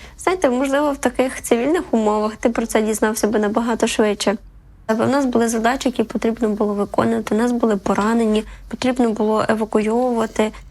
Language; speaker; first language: Ukrainian; native; Ukrainian